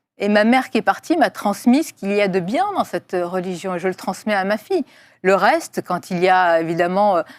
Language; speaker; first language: French; non-native, local second language; Arabic